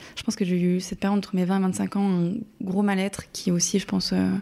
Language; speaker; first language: French; native; French